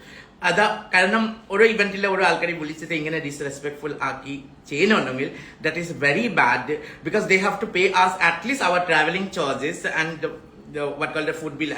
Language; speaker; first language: Malayalam; non-native, learner; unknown